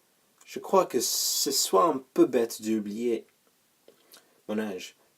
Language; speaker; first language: French; non-native, learner; English